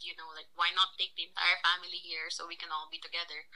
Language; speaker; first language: English; non-native, local second language; Filipino